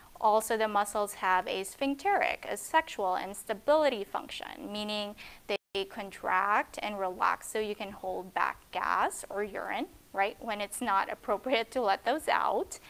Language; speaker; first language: English; native; English